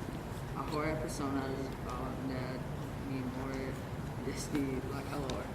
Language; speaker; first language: Spanish; non-native, learner; English